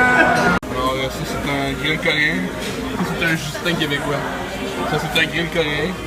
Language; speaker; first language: French; native; French